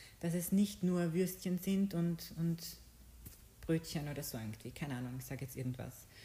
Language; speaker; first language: German; early bilingual, other home language; Bosnian